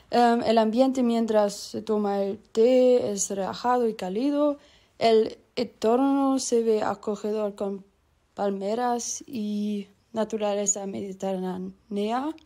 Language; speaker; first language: Spanish; non-native, learner; German